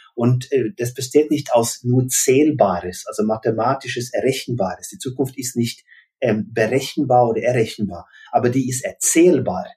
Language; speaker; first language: German; non-native, fluent; Norwegian